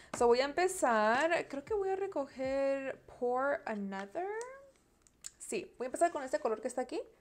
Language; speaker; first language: Spanish; early bilingual, heritage; Spanish